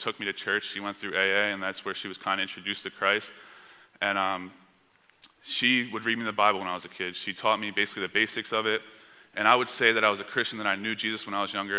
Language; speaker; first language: English; native; English